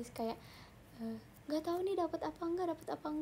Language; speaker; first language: Indonesian; native; Indonesian